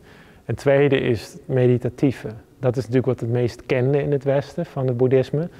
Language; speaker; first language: Dutch; native; Dutch